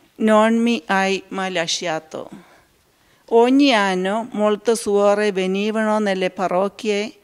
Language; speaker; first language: Italian; non-native, learner; Malayalam